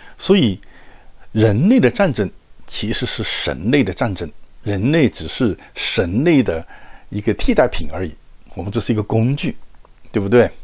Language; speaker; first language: Chinese; native; Chinese